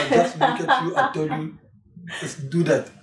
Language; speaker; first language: English; non-native, learner; French